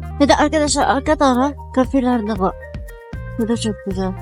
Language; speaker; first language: Turkish; non-native, learner; Arabic